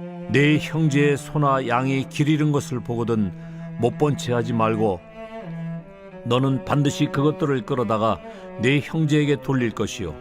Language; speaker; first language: Korean; native; Korean